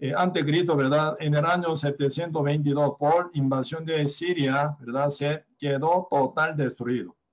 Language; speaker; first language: Spanish; non-native, fluent; Korean